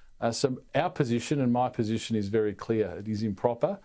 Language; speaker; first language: English; native; English